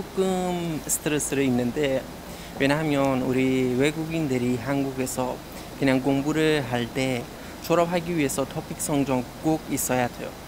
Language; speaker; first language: Korean; non-native, learner; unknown